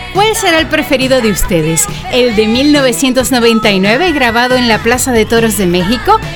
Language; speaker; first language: Spanish; native; Spanish